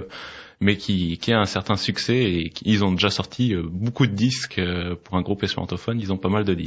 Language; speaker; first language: French; native; French